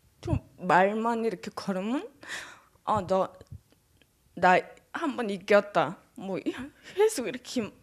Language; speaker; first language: Korean; non-native, learner; Mongolian